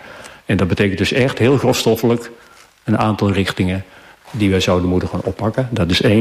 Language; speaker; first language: Dutch; native; Dutch